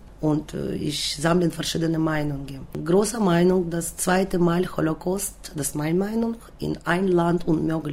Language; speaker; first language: German; non-native, learner; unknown